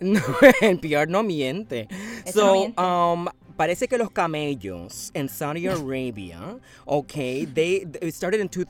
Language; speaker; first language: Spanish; early bilingual, heritage; Spanish